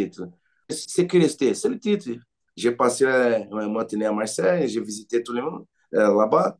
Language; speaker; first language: French; non-native, learner; Portuguese